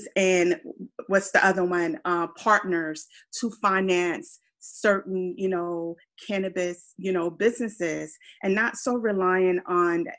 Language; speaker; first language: English; non-native, fluent; Spanish